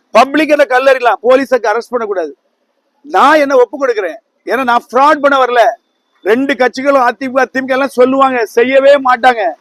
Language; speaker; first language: Tamil; native; Tamil